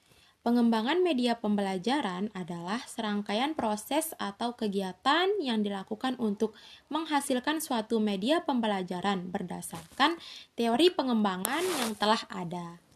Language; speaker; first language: Indonesian; native; Indonesian